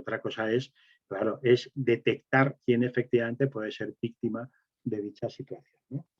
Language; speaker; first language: Spanish; native; Spanish